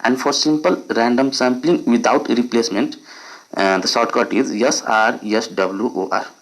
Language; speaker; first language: English; non-native, local second language; Nepali